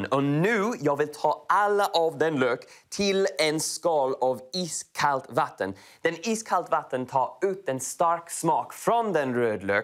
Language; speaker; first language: Swedish; non-native, learner; English